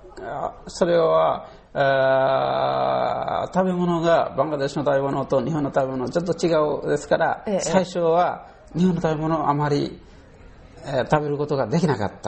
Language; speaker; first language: Japanese; non-native, learner; Bangla